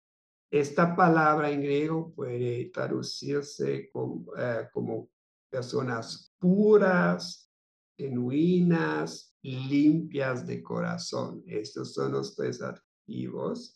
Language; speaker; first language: Spanish; non-native, fluent; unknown